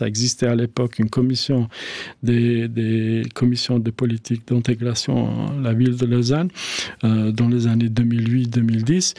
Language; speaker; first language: French; non-native, fluent; Albanian